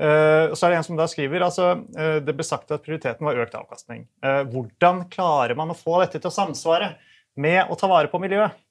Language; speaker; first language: Norwegian; native; Norwegian